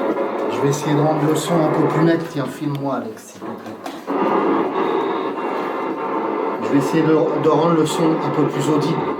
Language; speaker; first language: French; native; French